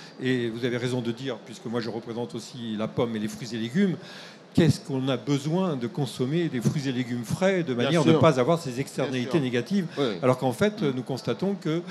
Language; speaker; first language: French; native; French